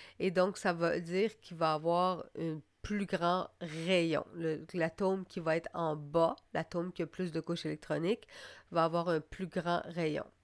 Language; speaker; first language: French; native; French